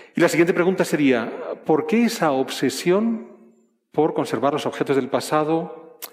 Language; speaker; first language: Spanish; native; Spanish